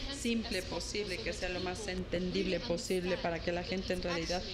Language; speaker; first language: Spanish; non-native, fluent; Ukrainian